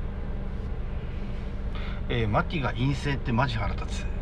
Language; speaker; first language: Japanese; native; Japanese